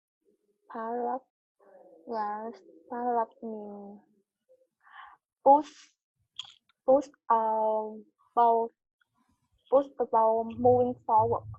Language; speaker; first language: English; non-native, learner; Vietnamese